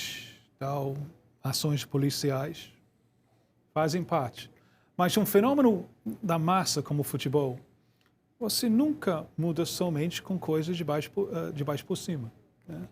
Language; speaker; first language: Portuguese; non-native, fluent; English